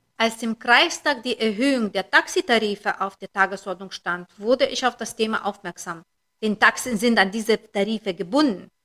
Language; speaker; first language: German; non-native, fluent; Lithuanian